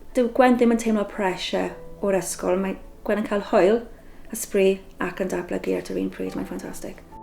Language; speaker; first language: Welsh; non-native, local second language; English